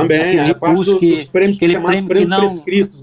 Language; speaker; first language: Portuguese; native; Portuguese